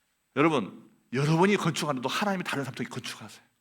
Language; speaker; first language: Korean; native; Korean